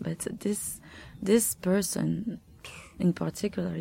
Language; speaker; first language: English; non-native, fluent; French